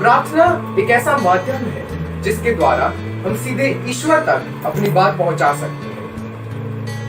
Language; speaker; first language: Hindi; native; Hindi